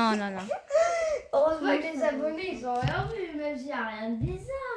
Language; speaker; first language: French; native; French